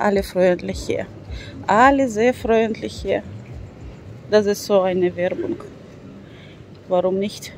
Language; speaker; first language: German; non-native, fluent; Russian